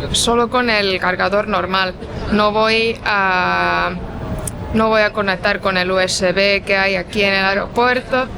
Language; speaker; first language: Spanish; non-native, fluent; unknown